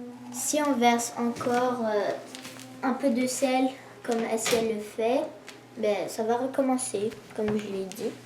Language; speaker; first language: French; native; French